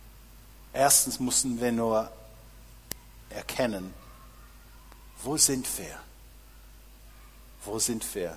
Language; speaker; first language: German; non-native, fluent; English